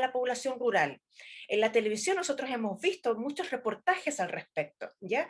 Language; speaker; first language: Spanish; native; Spanish